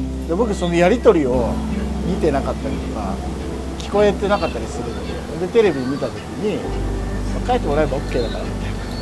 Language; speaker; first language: Japanese; native; Japanese